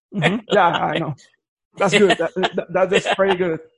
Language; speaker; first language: English; non-native, fluent; Spanish